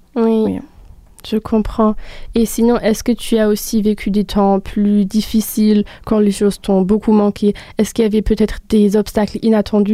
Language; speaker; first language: French; non-native, fluent; German